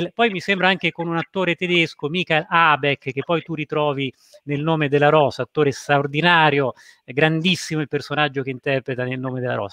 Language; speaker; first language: Italian; native; Italian